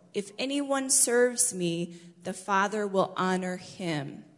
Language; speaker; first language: English; native; English